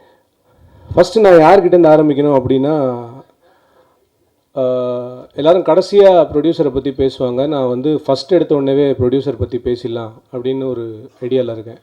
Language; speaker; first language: Tamil; native; Tamil